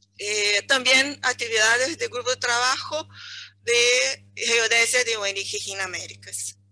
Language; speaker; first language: Spanish; non-native, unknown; Portuguese